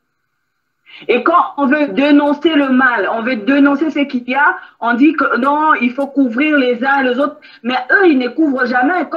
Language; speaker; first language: French; non-native, local second language; Lingala